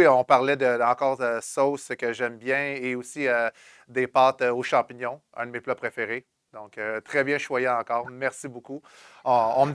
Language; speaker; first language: French; native; French